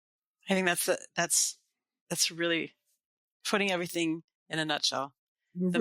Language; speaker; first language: English; native; English